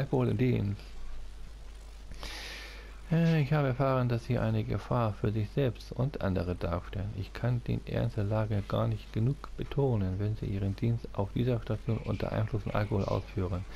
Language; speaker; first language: German; native; German